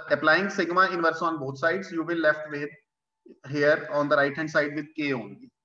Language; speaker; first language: English; non-native, local second language; Punjabi